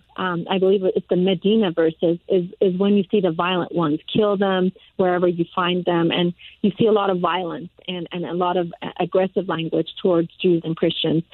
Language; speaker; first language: English; early bilingual, other home language; Persian